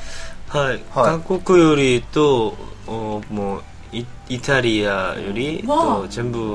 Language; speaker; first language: Japanese; non-native, learner; Korean